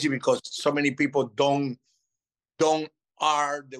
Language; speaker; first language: English; non-native, fluent; Spanish